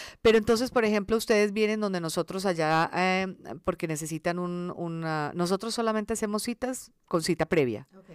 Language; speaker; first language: Spanish; early bilingual, other home language; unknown